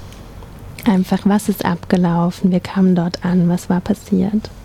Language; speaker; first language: German; native; German